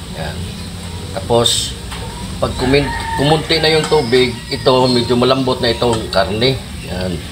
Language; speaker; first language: Filipino; non-native, local second language; Cebuano